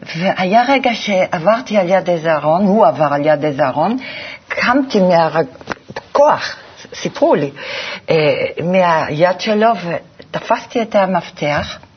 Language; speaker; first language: Hebrew; non-native, fluent; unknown